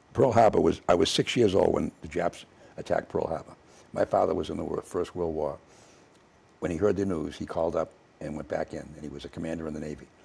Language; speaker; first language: English; native; English